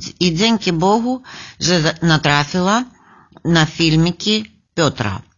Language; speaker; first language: Polish; non-native, learner; Ukrainian